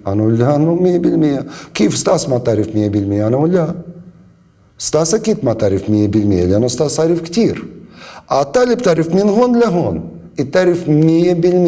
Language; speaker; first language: Arabic; non-native, learner; Russian